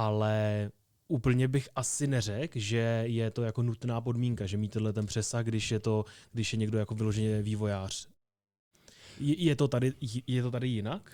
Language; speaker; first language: Czech; native; Czech